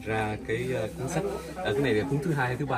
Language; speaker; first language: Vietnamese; early bilingual, heritage; Vietnamese